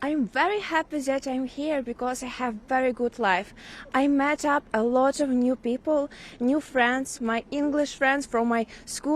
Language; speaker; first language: English; non-native, learner; Ukrainian